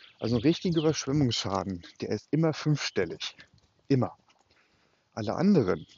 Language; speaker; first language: German; native; German